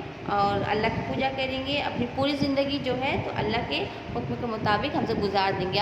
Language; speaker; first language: Urdu; native; Urdu